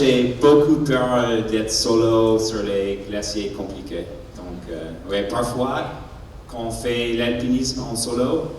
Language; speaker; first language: French; non-native, learner; English